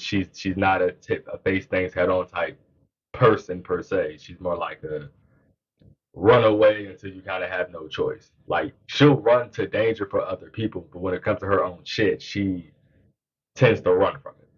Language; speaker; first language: English; native; English